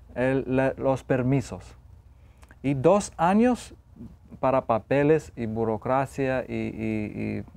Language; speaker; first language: Spanish; non-native, fluent; Lithuanian